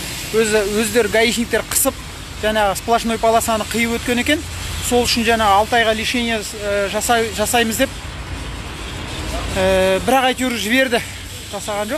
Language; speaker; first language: Kazakh; native; Kazakh